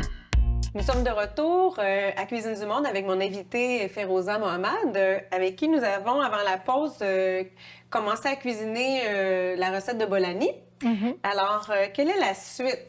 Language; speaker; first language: French; native; French